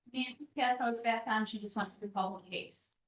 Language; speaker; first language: English; native; English